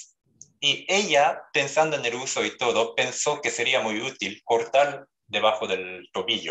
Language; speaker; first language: Spanish; non-native, fluent; Japanese